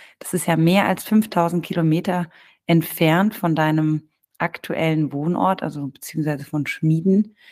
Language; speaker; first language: German; native; German